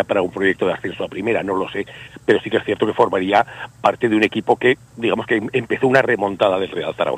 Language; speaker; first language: Spanish; native; Spanish